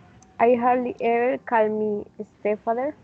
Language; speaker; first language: English; non-native, learner; Spanish